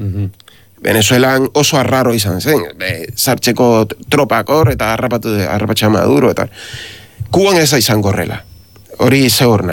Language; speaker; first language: Basque; non-native, learner; Spanish